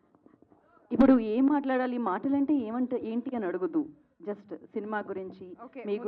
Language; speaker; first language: Telugu; native; Telugu